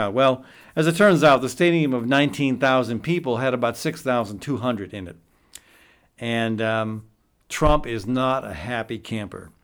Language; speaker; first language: English; native; English